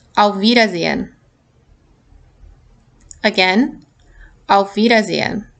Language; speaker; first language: German; non-native, fluent; English